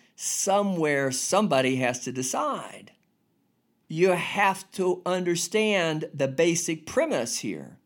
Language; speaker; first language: English; native; English